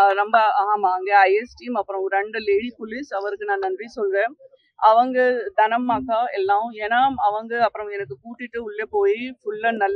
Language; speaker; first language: Tamil; non-native, fluent; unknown